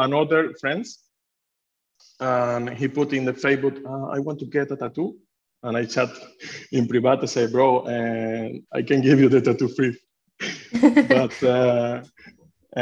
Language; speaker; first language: English; non-native, fluent; Spanish